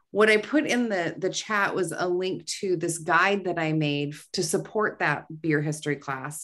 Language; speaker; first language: English; native; English